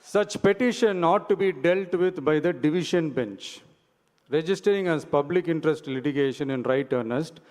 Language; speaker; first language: English; non-native, local second language; Tamil